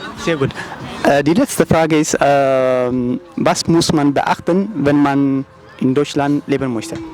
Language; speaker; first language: German; non-native, learner; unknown